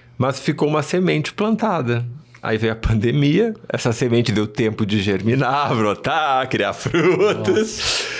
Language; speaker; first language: Portuguese; early bilingual, other home language; Spanish